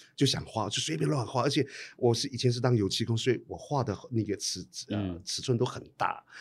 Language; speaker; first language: Chinese; non-native, local second language; Amis